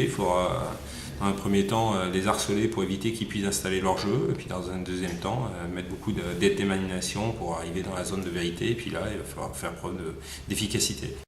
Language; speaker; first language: French; native; French